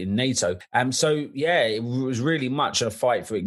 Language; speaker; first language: English; native; English